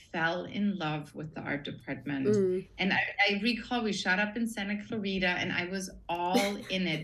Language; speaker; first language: English; non-native, fluent; German